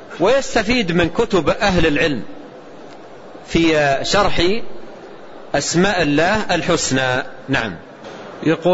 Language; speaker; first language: Arabic; native; Arabic